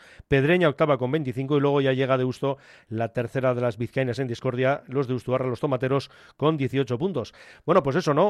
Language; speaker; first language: Spanish; native; Spanish